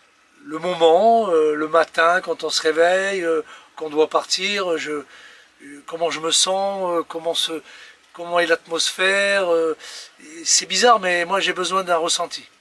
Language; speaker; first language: French; native; French